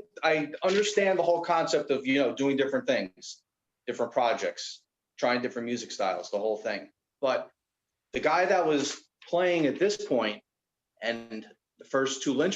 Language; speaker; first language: English; native; English